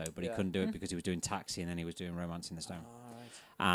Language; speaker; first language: English; native; English